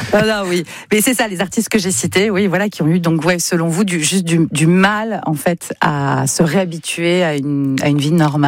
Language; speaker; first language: French; native; French